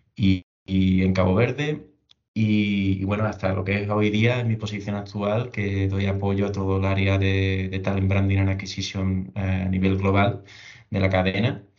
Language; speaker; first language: Spanish; native; Spanish